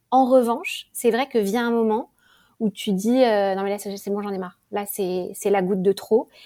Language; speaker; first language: French; native; French